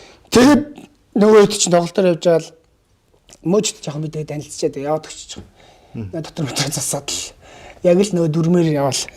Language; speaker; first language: Mongolian; native; Mongolian